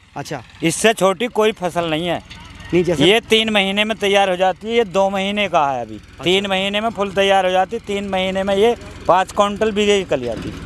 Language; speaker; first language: Hindi; native; Hindi